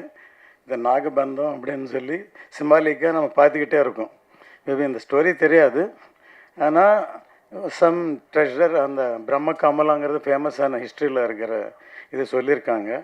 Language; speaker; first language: Tamil; native; Tamil